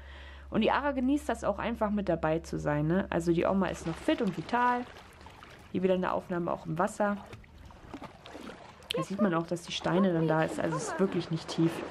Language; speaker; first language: German; native; German